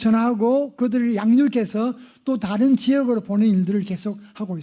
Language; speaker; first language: Korean; native; Korean